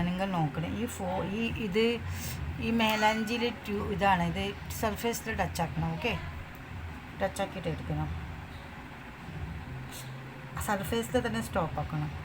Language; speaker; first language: Malayalam; non-native, fluent; Hindi